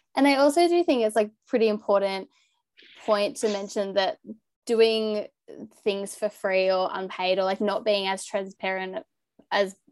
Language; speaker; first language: English; native; English